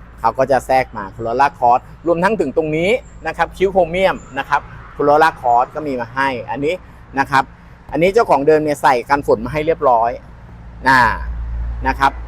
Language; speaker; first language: Thai; native; Thai